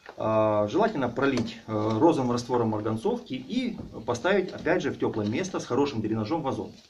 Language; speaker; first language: Russian; native; Russian